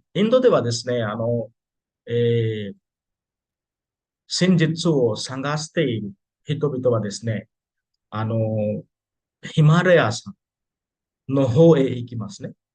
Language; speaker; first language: Japanese; non-native, fluent; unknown